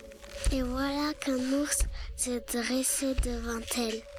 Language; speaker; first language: French; native; French